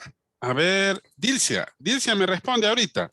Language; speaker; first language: Spanish; native; Spanish